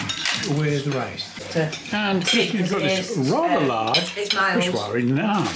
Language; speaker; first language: English; native; English